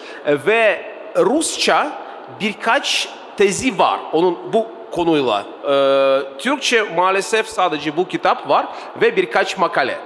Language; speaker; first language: Turkish; non-native, fluent; Russian